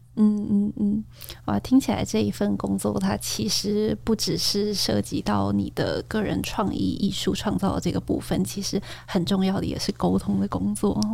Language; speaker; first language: Chinese; native; Chinese